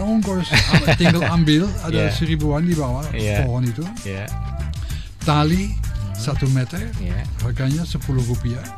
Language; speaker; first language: Indonesian; non-native, fluent; Dutch